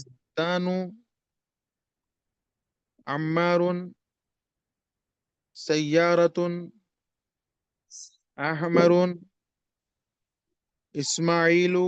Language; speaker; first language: Arabic; non-native, learner; Urdu